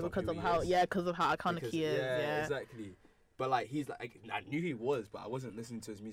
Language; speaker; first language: English; native; English